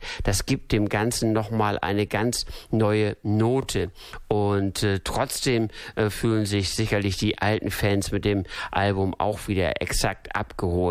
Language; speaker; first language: German; native; German